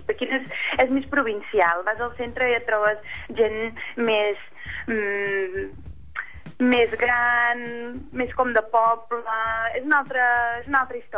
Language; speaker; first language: Catalan; native; Catalan